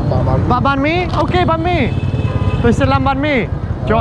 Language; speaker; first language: Vietnamese; non-native, learner; Czech